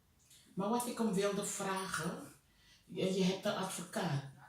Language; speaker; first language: Dutch; non-native, fluent; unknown